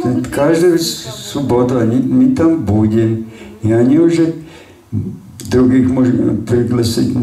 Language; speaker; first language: Russian; non-native, local second language; Latvian